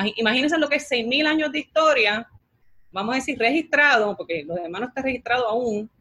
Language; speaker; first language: Spanish; native; Spanish